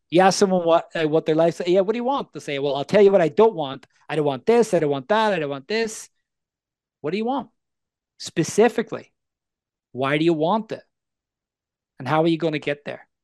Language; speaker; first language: English; native; English